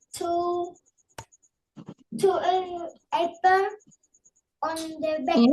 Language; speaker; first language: English; non-native, learner; Indonesian